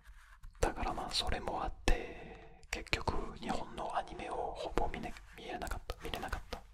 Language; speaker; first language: Japanese; non-native, fluent; French